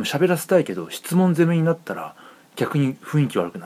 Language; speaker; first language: Japanese; native; Japanese